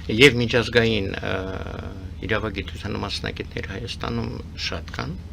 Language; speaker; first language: Armenian; early bilingual, heritage; Armenian